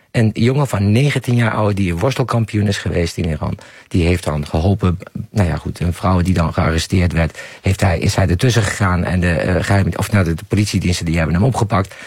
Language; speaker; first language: Dutch; non-native, fluent; Persian